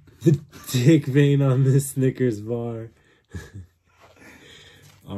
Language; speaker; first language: English; native; English